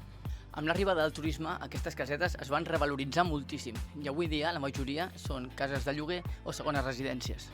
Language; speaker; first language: Catalan; native; Catalan